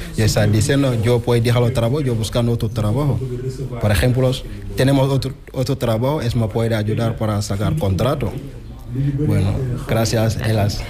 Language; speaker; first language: Spanish; non-native, learner; Wolof